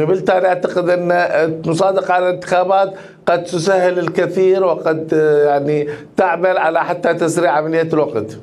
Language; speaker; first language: Arabic; native; Arabic